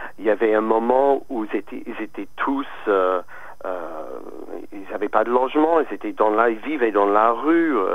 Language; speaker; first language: French; non-native, fluent; English